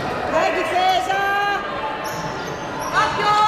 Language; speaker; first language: Italian; native; Italian